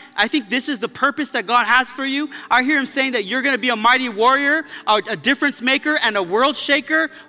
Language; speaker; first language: English; native; English